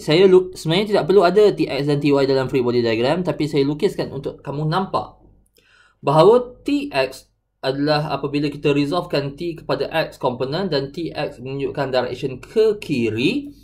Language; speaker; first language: Malay; native; Malay